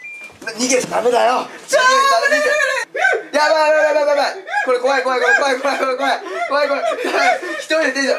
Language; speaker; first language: Japanese; native; Japanese